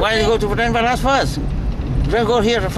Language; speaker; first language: English; non-native, learner; Vietnamese